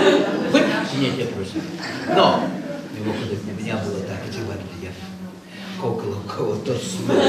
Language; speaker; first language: Czech; non-native, learner; Russian